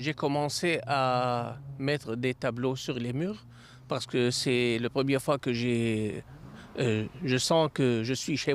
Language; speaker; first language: French; non-native, fluent; Arabic